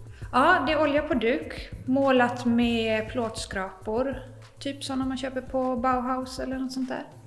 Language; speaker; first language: Swedish; native; Swedish